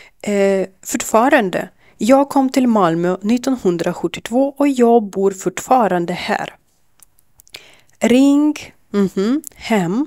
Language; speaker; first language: Swedish; non-native, learner; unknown